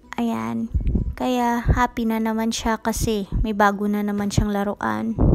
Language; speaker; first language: Filipino; non-native, local second language; Hiligaynon